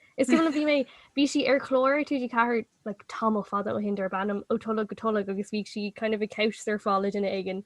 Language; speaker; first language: Irish; non-native, local second language; English